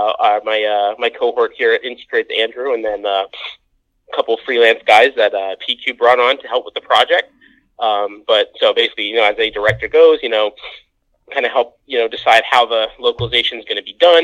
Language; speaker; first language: English; native; English